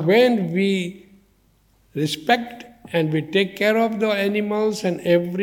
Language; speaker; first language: English; non-native, learner; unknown